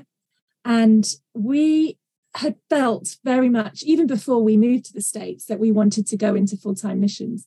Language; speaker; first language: English; native; English